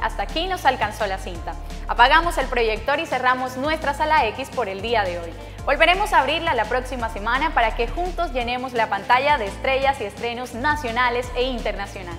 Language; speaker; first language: Spanish; native; Spanish